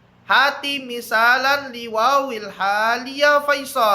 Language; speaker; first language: Arabic; non-native, fluent; Indonesian